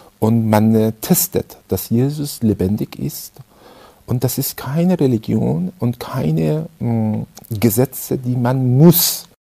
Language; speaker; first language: German; non-native, fluent; Persian